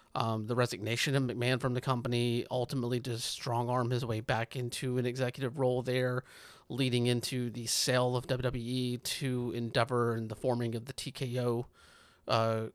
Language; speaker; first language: English; native; English